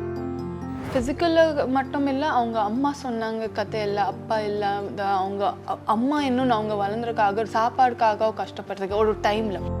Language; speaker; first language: Tamil; non-native, learner; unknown